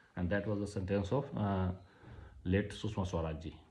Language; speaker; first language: English; non-native, local second language; Hindi